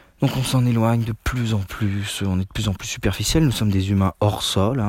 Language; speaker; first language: French; native; French